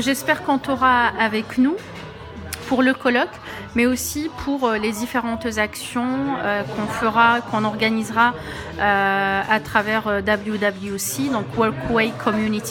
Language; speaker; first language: French; native; French